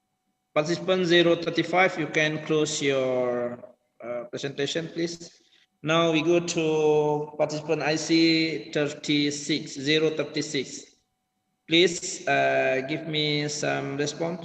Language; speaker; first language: English; non-native, learner; Indonesian